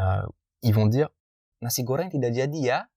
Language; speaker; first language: Indonesian; non-native, fluent; French